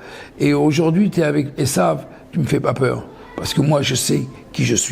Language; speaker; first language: French; native; French